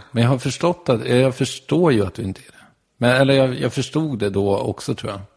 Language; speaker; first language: Swedish; native; Swedish